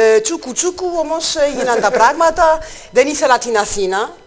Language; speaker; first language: Greek; non-native, fluent; French